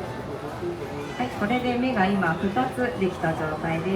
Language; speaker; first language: Japanese; native; Japanese